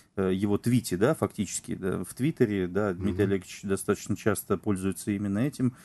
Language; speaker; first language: Russian; native; Russian